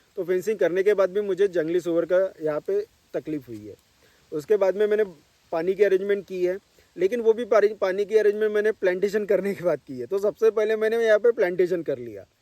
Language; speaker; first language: Hindi; non-native, local second language; Marathi